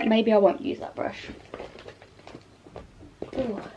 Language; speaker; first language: English; native; English